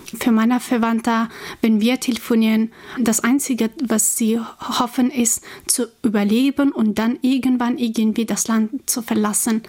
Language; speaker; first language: German; non-native, fluent; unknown